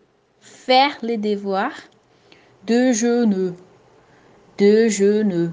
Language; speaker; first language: French; non-native, fluent; Portuguese